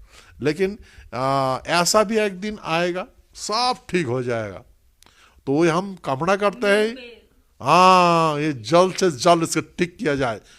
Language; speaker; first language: Hindi; non-native, local second language; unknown